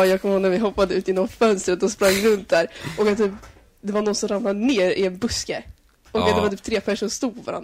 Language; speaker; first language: Swedish; native; Swedish